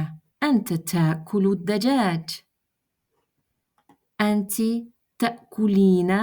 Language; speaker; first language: Arabic; non-native, fluent; Russian